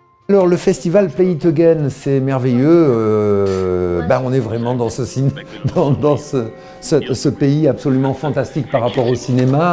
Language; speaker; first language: French; native; French